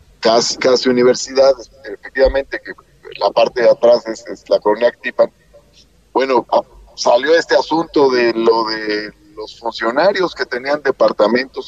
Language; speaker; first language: Spanish; native; Spanish